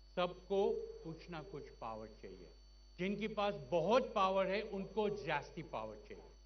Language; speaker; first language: Hindi; non-native, fluent; Gujarati